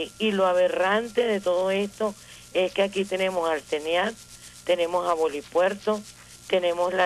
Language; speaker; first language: Spanish; native; Spanish